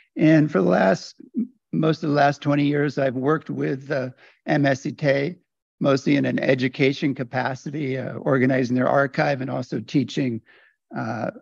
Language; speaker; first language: English; native; English